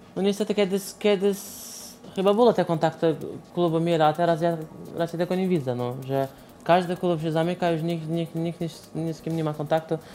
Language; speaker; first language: Polish; non-native, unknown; Azerbaijani